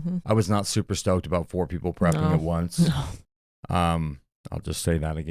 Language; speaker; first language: English; native; English